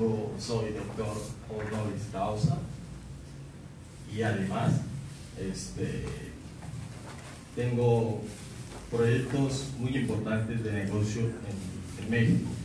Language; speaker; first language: Spanish; non-native, fluent; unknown